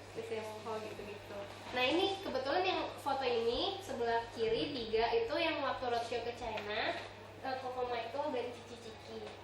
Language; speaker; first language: Indonesian; native; Indonesian